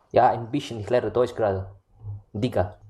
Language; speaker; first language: German; non-native, learner; Indonesian